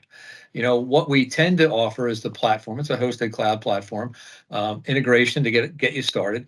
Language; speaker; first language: English; native; English